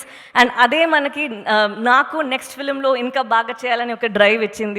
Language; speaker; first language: Telugu; non-native, local second language; Tamil